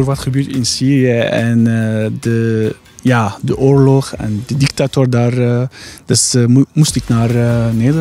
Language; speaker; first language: Dutch; non-native, learner; Arabic